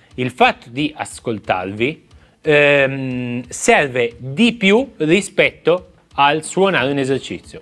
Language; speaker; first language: Italian; native; Italian